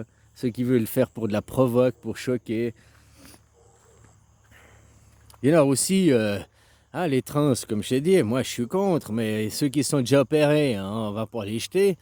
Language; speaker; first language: French; native; French